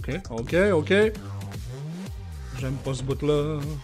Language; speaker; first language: French; native; French